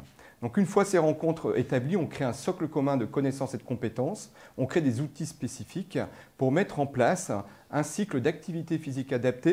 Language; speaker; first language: French; native; French